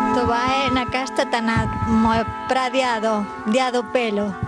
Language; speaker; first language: Bulgarian; non-native, learner; Spanish